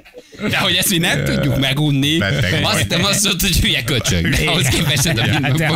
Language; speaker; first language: Hungarian; native; Hungarian